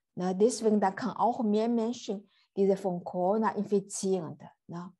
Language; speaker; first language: German; non-native, learner; Chinese